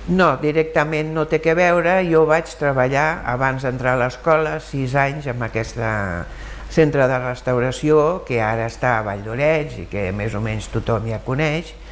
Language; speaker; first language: Catalan; early bilingual, other home language; German